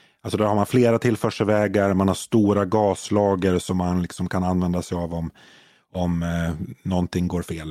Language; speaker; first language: Swedish; native; Swedish